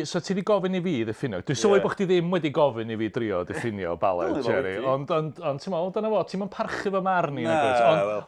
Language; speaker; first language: Welsh; native; Welsh